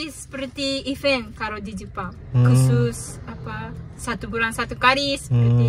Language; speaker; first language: Indonesian; non-native, learner; Japanese